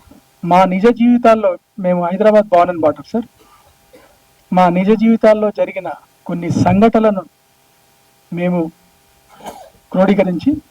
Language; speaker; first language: Telugu; native; Telugu